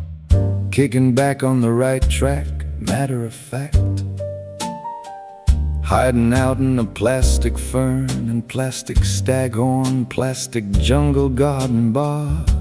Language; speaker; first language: English; native; English